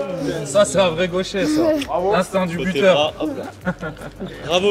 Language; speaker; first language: French; native; French